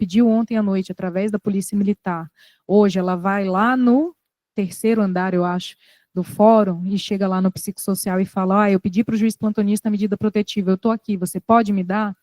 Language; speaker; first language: Portuguese; native; Portuguese